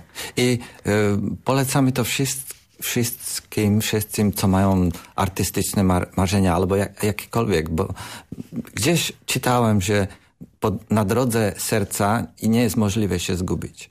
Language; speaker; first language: Polish; non-native, learner; Slovak